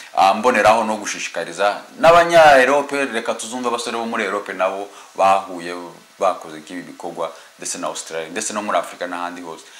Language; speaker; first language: Kinyarwanda; native; Kinyarwanda